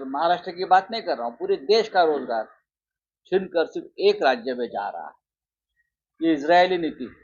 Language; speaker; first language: Hindi; non-native, local second language; Marathi